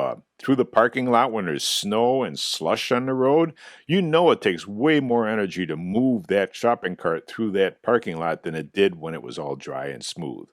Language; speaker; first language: English; native; English